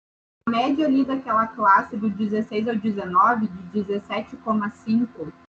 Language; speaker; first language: Portuguese; native; Portuguese